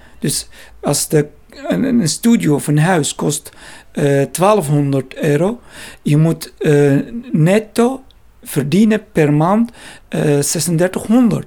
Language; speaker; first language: Dutch; non-native, learner; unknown